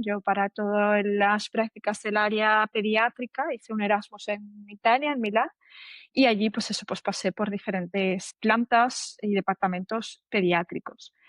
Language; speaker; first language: Spanish; native; Spanish